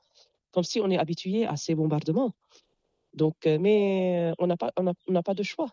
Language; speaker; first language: French; non-native, local second language; Arabic